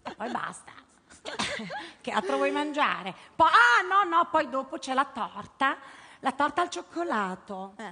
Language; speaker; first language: Italian; native; Italian